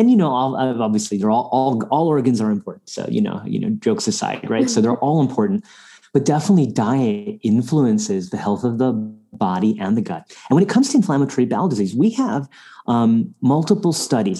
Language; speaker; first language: English; non-native, local second language; Bangla